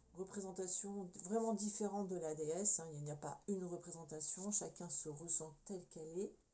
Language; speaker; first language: French; native; French